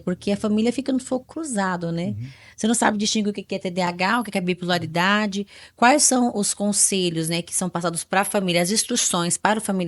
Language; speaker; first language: Portuguese; native; Portuguese